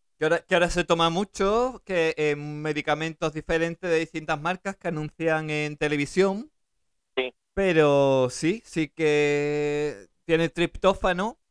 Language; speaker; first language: Spanish; early bilingual, other home language; German